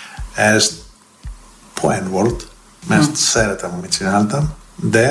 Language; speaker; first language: Hungarian; non-native, fluent; Greek